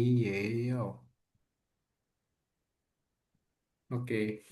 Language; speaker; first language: Chinese; non-native, learner; Indonesian